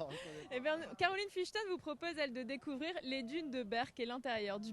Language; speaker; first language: French; native; French